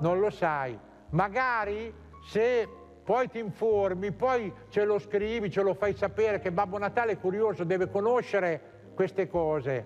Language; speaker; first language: Italian; native; Italian